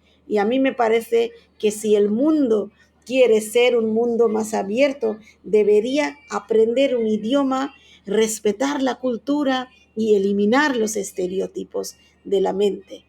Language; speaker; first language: Spanish; non-native, fluent; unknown